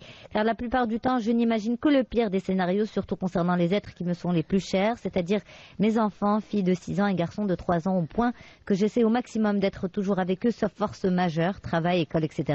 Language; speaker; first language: French; non-native, local second language; Arabic